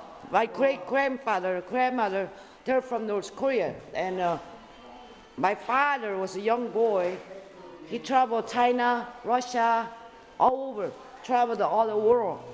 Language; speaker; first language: English; non-native, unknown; Korean